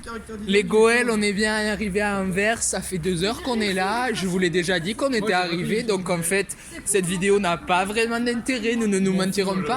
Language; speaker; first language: French; native; French